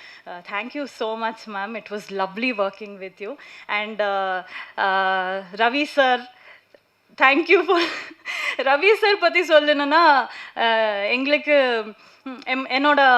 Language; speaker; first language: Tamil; non-native, learner; Kannada